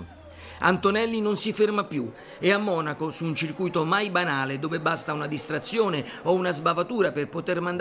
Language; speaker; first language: Italian; native; Italian